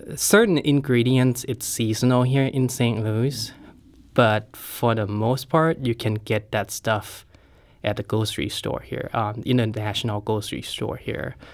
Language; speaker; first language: English; non-native, fluent; Thai